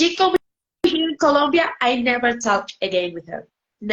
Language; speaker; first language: English; non-native, learner; Spanish